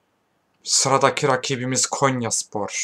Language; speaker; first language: Turkish; native; Turkish